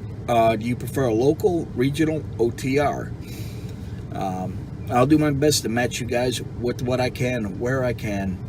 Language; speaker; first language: English; native; English